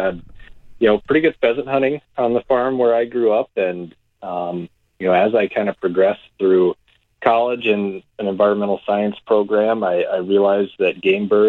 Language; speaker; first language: English; native; English